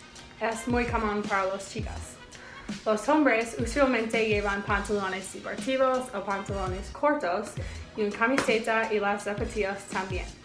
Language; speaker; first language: Spanish; non-native, learner; English